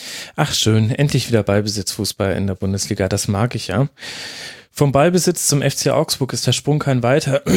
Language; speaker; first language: German; native; German